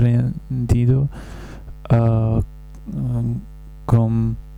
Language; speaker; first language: Portuguese; non-native, learner; Czech